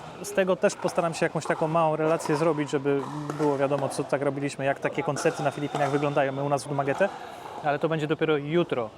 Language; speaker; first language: Polish; native; Polish